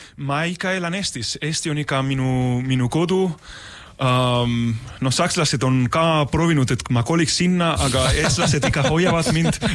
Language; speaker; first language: Estonian; non-native, fluent; Spanish